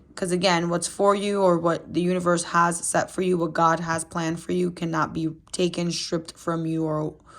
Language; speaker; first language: English; native; English